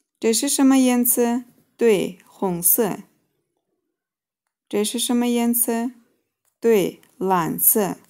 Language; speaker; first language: Chinese; non-native, fluent; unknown